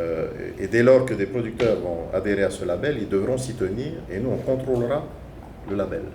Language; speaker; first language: French; native; French